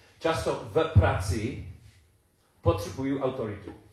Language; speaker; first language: Czech; non-native, learner; English